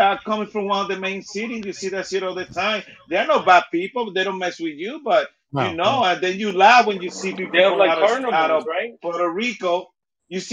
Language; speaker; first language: English; non-native, fluent; Spanish